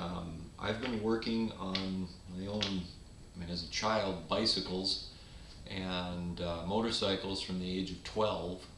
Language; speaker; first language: English; native; English